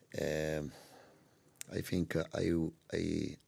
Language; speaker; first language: English; non-native, learner; Italian